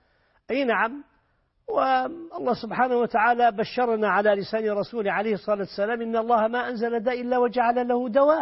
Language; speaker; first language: Arabic; native; Arabic